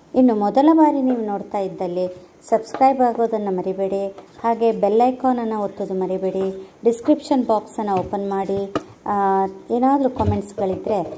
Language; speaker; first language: Kannada; non-native, local second language; Konkani